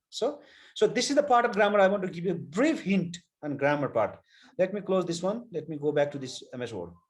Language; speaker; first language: English; non-native, local second language; Nepali